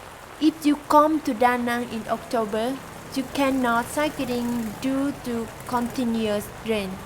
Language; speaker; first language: English; non-native, learner; Vietnamese